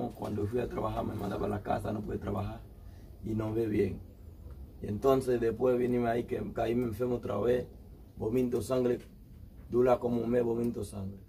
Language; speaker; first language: Spanish; non-native, learner; Haitian Creole